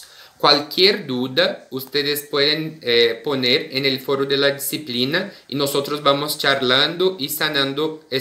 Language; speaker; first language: Spanish; non-native, fluent; Portuguese